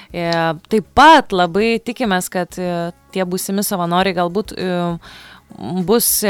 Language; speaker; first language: Lithuanian; native; Lithuanian